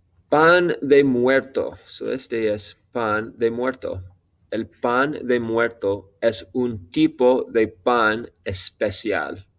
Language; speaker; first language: Spanish; non-native, fluent; English